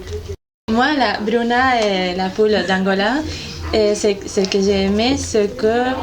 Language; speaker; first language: French; non-native, fluent; Spanish